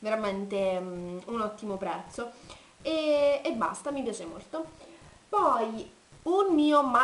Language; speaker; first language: Italian; native; Italian